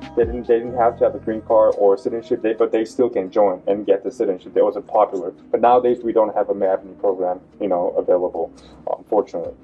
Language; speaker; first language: English; non-native, learner; Korean